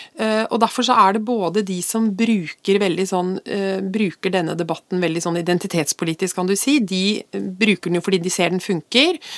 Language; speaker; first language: Norwegian; native; Norwegian